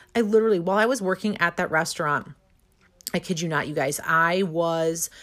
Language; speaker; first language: English; native; English